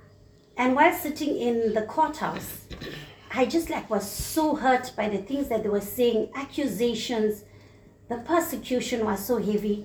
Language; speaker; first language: English; native; English